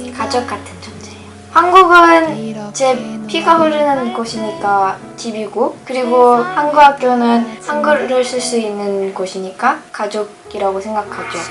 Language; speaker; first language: Korean; early bilingual, heritage; English